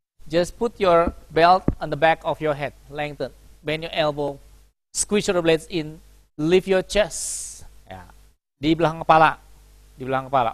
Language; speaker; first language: English; non-native, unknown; Indonesian